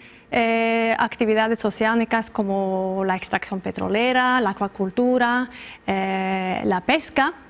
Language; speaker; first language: Spanish; non-native, fluent; Norwegian